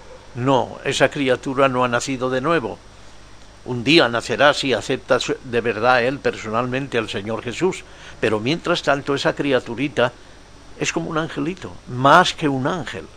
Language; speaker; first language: Spanish; native; Spanish